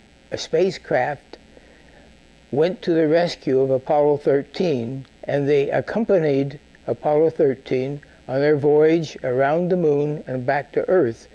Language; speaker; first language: English; native; English